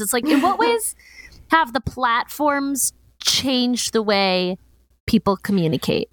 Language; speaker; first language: English; native; English